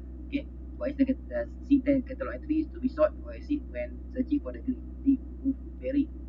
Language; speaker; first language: English; non-native, local second language; Malay